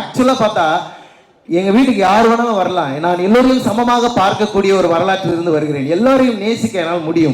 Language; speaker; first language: Tamil; native; Tamil